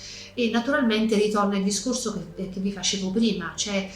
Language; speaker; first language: Italian; native; Italian